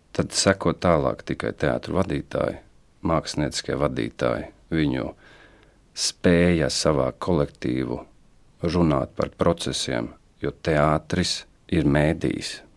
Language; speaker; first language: Latvian; native; Latvian